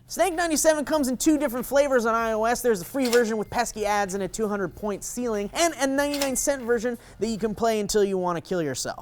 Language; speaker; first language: English; native; English